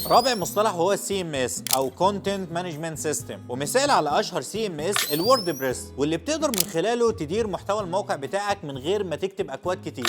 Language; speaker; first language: Arabic; native; Arabic